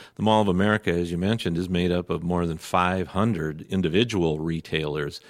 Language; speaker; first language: English; native; English